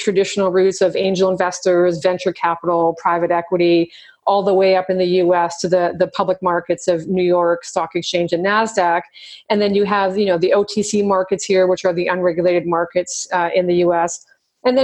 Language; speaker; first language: English; native; English